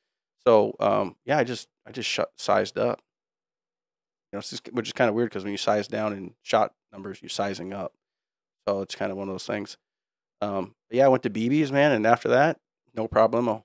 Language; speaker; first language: English; native; English